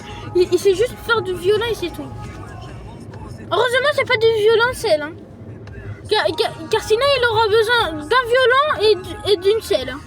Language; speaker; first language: French; early bilingual, other home language; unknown